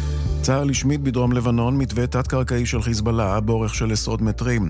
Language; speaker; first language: Hebrew; native; Hebrew